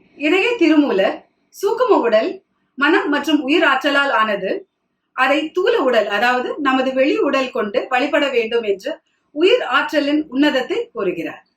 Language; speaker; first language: Tamil; non-native, local second language; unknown